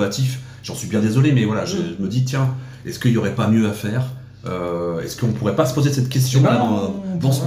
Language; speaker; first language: French; native; French